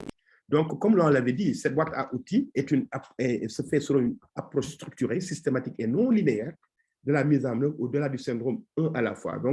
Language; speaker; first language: French; non-native, local second language; Wolof